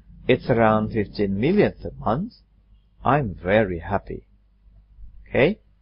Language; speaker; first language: English; non-native, fluent; Indonesian